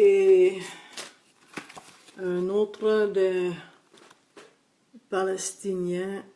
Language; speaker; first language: French; non-native, local second language; Dutch